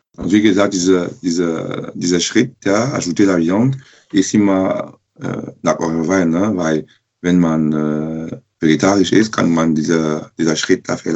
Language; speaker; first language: German; non-native, local second language; French